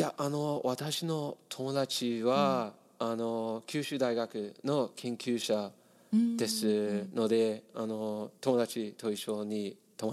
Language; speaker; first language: Japanese; non-native, learner; English